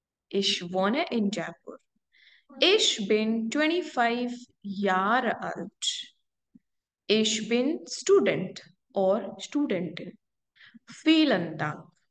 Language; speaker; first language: German; non-native, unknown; Hindi